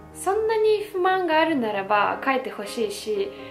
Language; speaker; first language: Japanese; non-native, fluent; Russian